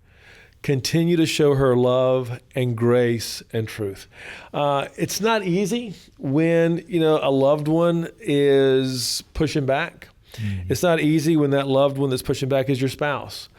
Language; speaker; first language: English; native; English